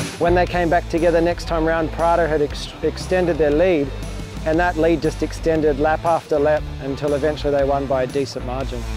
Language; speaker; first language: English; native; English